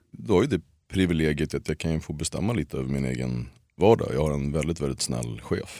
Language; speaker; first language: Swedish; native; Swedish